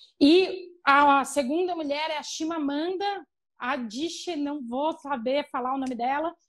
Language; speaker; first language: Portuguese; native; Portuguese